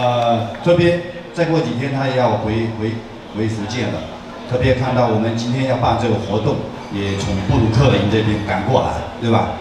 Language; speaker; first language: Chinese; native; Chinese